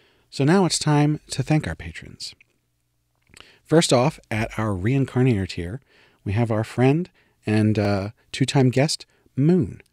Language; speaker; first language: English; native; English